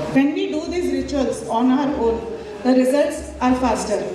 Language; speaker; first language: English; non-native, local second language; Marathi